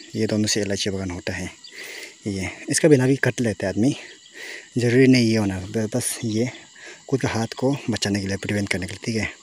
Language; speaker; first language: Hindi; non-native, local second language; Nepali